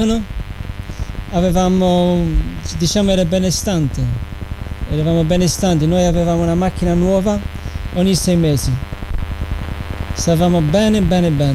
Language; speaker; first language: Italian; non-native, fluent; English